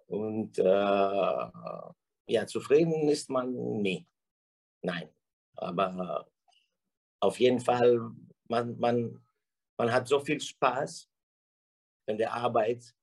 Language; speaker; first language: German; non-native, fluent; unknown